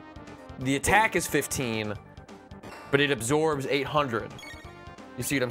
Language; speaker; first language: English; native; English